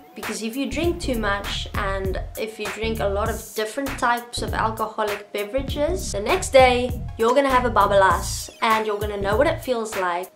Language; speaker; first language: English; non-native, local second language; Afrikaans